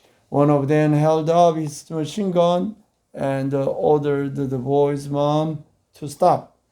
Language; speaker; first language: English; non-native, fluent; Korean